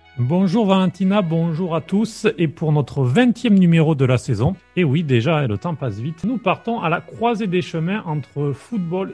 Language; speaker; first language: French; native; French